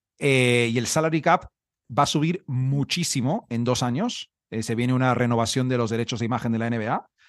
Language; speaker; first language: Spanish; native; Spanish